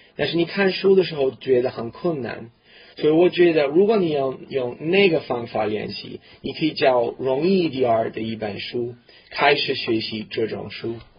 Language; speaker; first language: Chinese; non-native, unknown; English